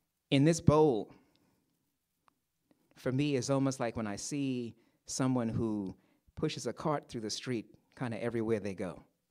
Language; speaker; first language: English; native; English